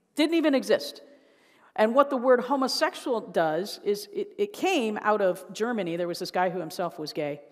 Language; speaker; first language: English; native; English